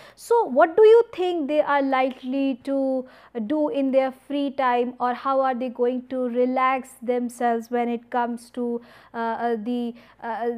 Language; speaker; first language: English; non-native, local second language; Hindi